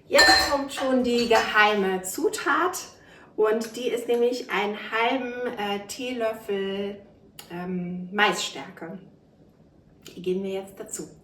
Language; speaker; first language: German; native; German